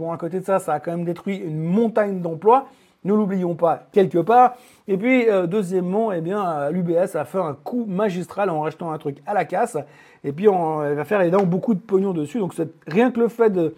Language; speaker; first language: French; native; French